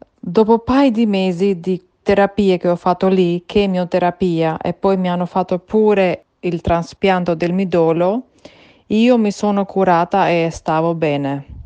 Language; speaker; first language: Italian; non-native, learner; Albanian